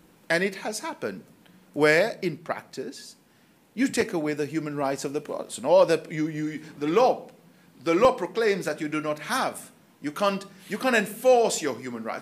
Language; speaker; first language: English; non-native, local second language; Seselwa Creole French